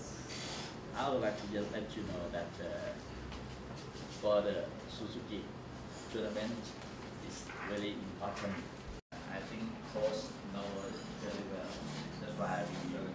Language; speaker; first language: English; non-native, learner; Thai